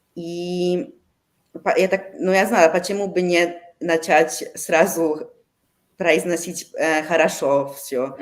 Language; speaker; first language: Russian; non-native, learner; Polish